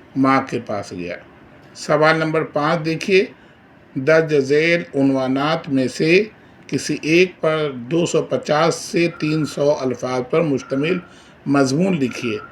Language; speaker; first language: Urdu; native; Urdu